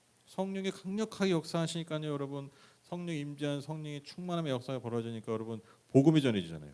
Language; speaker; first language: Korean; native; Korean